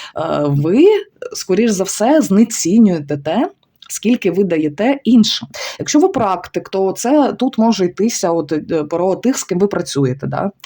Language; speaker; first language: Ukrainian; non-native, local second language; Russian